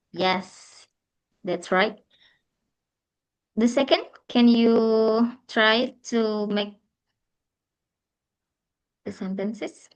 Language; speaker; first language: English; non-native, learner; Indonesian